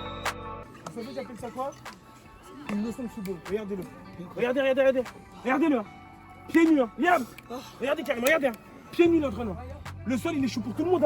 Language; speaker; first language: French; native; French